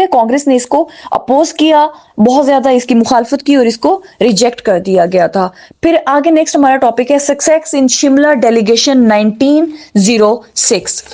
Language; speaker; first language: Urdu; native; Urdu